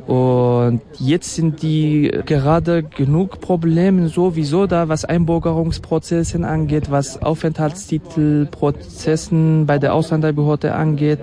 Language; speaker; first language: German; non-native, fluent; Kurdish